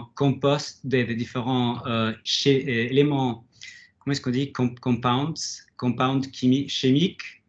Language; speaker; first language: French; non-native, fluent; Portuguese